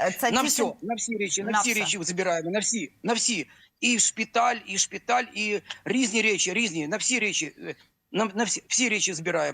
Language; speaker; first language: Ukrainian; non-native, local second language; Russian